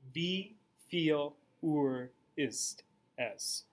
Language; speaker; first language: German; non-native, fluent; English